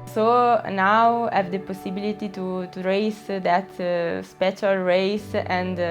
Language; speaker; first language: English; non-native, fluent; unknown